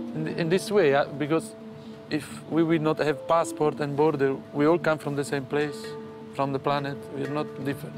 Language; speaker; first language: English; non-native, fluent; Italian